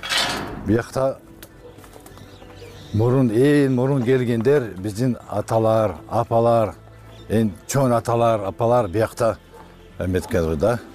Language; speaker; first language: Kyrgyz; non-native, local second language; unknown